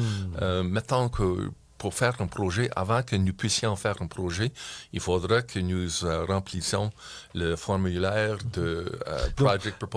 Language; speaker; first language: French; non-native, local second language; English